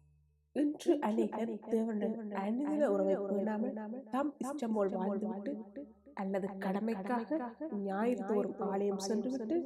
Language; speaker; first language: Tamil; native; Tamil